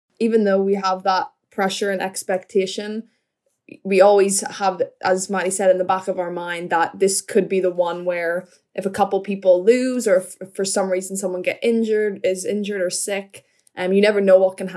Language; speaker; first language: English; native; English